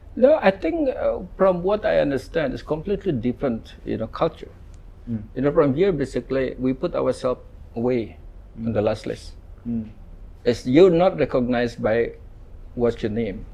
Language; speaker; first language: English; non-native, fluent; Indonesian